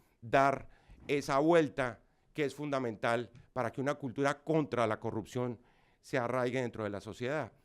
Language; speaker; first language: Spanish; native; Spanish